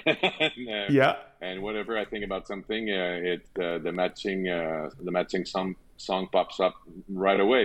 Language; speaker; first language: English; non-native, fluent; French